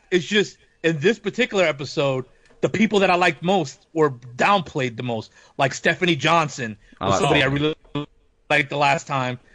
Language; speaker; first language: English; native; English